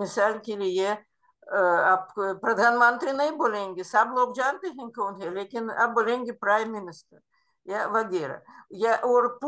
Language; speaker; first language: Hindi; non-native, fluent; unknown